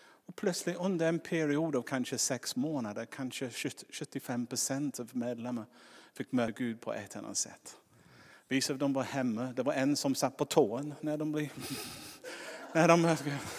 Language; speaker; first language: Swedish; non-native, fluent; English